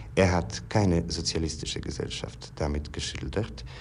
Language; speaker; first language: German; non-native, fluent; Polish